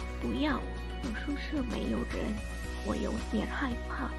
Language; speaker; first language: Chinese; non-native, learner; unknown